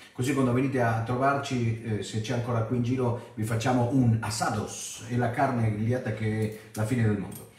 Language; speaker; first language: Italian; non-native, fluent; Spanish